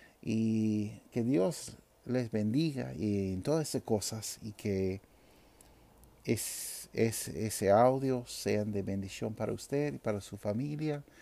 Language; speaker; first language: Spanish; non-native, fluent; English